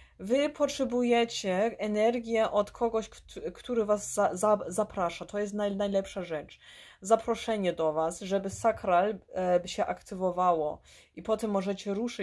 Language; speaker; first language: Polish; early bilingual, heritage; Polish